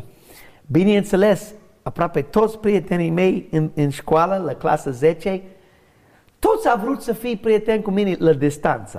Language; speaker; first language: Romanian; non-native, learner; English